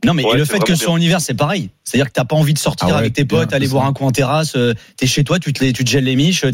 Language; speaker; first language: French; native; French